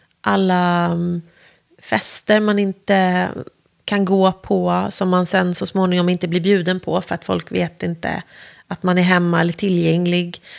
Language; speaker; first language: Swedish; native; Swedish